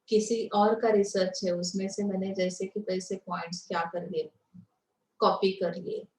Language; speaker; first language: Hindi; non-native, local second language; Marathi